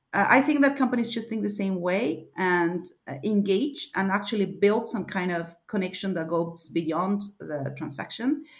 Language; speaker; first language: English; non-native, fluent; Spanish